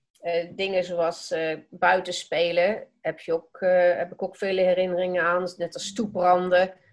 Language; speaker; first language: Dutch; native; Dutch